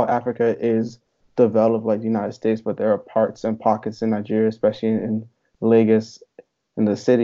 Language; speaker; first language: English; native; English